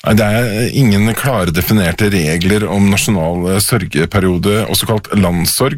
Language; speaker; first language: Norwegian; native; Norwegian